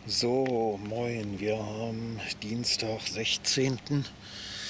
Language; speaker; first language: German; native; German